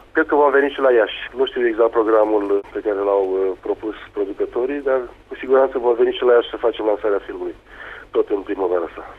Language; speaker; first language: Romanian; native; Romanian